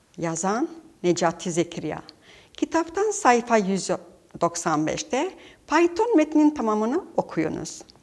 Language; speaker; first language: Turkish; native; Turkish